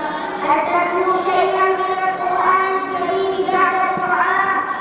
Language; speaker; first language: Arabic; non-native, learner; Urdu